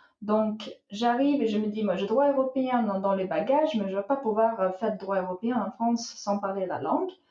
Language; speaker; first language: French; non-native, fluent; Russian